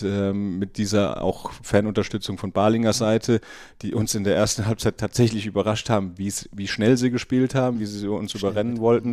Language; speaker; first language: German; native; German